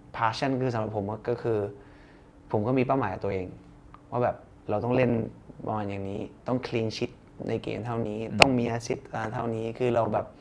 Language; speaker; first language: Thai; early bilingual, other home language; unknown